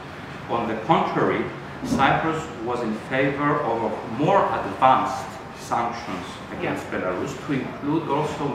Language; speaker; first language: English; non-native, fluent; Greek